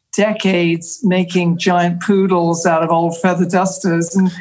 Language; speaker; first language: English; native; English